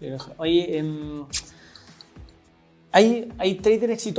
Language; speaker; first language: Spanish; native; Spanish